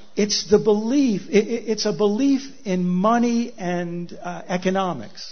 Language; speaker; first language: English; native; English